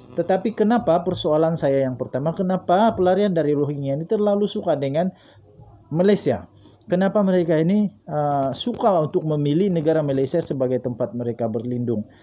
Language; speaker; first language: Malay; non-native, local second language; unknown